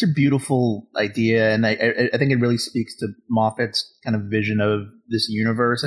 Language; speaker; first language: English; native; English